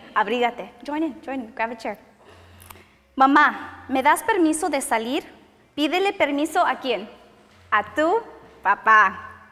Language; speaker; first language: Spanish; early bilingual, other home language; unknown